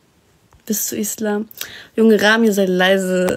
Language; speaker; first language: German; early bilingual, other home language; Arabic